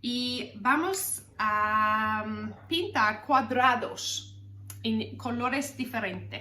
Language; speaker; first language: Spanish; non-native, learner; English